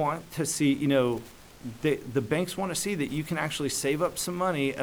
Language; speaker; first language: English; native; English